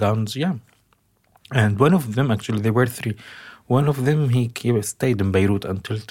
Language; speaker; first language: English; non-native, fluent; Arabic